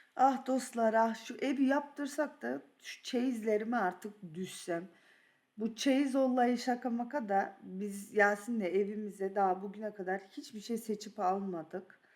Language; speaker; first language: Turkish; early bilingual, other home language; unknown